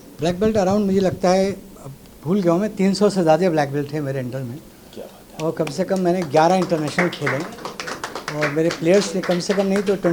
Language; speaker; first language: Hindi; native; Hindi